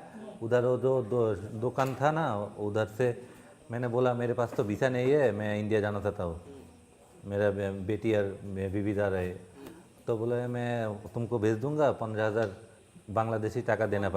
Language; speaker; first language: Hindi; non-native, learner; Bangla